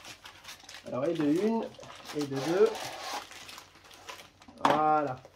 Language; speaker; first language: French; native; French